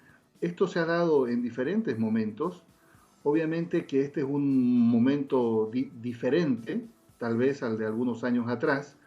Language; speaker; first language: Spanish; native; Spanish